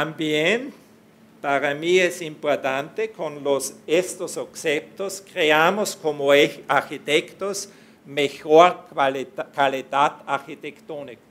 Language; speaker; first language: Spanish; non-native, fluent; German